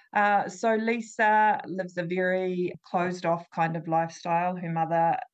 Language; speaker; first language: English; native; English